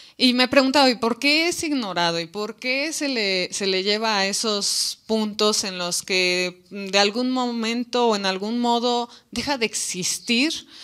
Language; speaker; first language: Spanish; native; Spanish